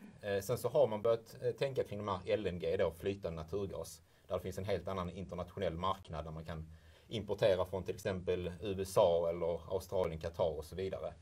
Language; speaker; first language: Swedish; native; Swedish